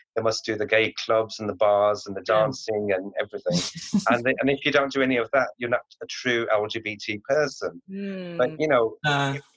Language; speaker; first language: English; native; English